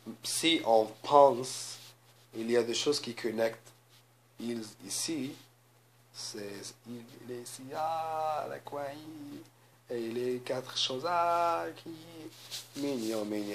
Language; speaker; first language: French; non-native, learner; English